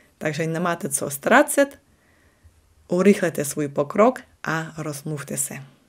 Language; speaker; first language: Czech; non-native, fluent; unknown